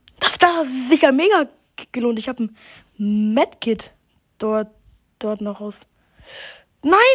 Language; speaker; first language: German; native; German